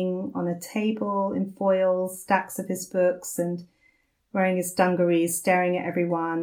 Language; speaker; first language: English; native; English